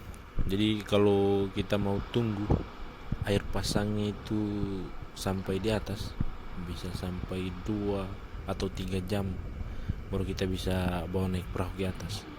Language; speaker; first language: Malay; non-native, local second language; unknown